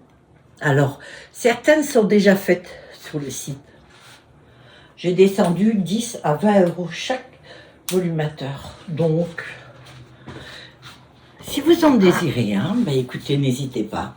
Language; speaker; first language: French; native; French